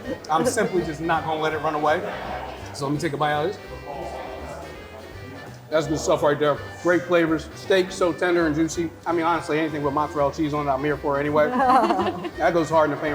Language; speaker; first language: English; native; English